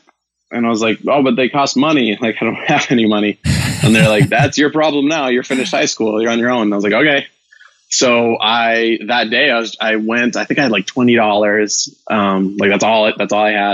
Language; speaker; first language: English; native; English